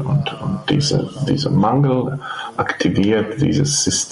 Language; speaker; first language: German; non-native, fluent; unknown